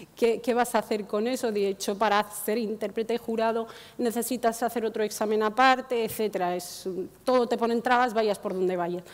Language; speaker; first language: Spanish; non-native, fluent; Arabic